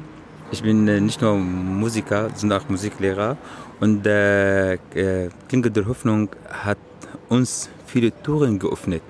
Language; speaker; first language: German; non-native, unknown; Arabic